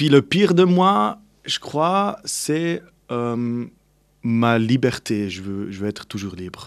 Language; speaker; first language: French; non-native, local second language; Swiss German